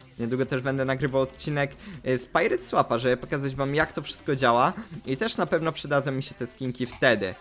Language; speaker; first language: Polish; native; Polish